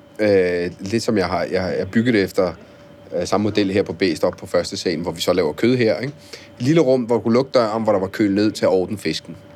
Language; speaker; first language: Danish; early bilingual, other home language; Italian